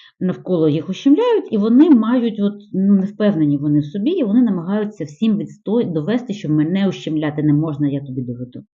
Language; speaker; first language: Ukrainian; non-native, local second language; Russian